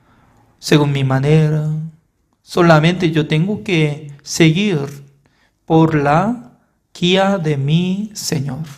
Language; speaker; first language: Spanish; non-native, fluent; Korean